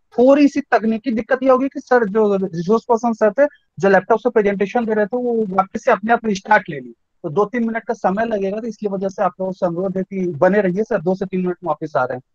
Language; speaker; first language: Hindi; native; Hindi